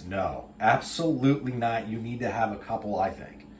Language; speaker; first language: English; native; English